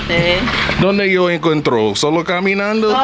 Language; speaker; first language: Spanish; non-native, learner; English